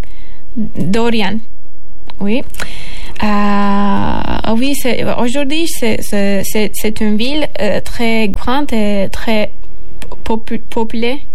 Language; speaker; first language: French; non-native, learner; Turkish